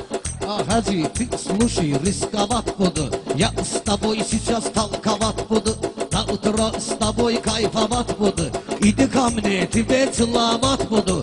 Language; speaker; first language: Russian; non-native, learner; Talysh